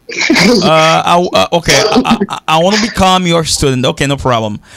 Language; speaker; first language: English; non-native, fluent; Haitian Creole